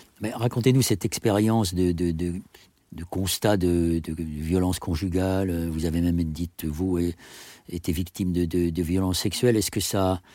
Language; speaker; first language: French; native; French